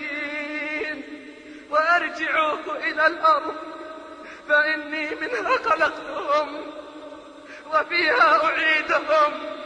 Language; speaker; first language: Arabic; native; Arabic